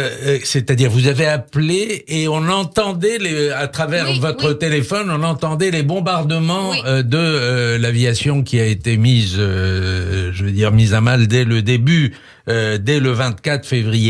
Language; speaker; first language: French; native; French